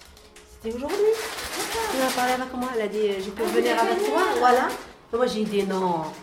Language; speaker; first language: French; non-native, learner; Arabic